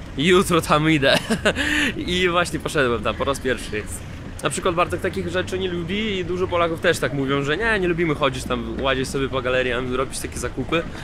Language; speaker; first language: Polish; non-native, fluent; Russian